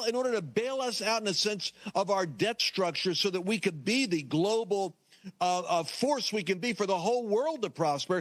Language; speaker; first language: English; native; English